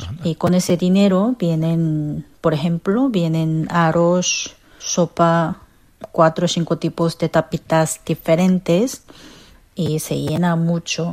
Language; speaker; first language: Spanish; non-native, fluent; Korean